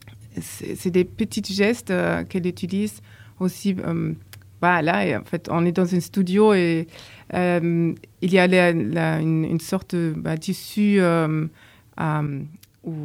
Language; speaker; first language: French; non-native, fluent; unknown